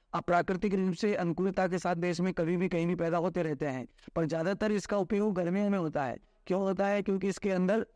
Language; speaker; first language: Hindi; native; Hindi